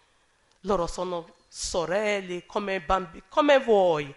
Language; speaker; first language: Italian; non-native, learner; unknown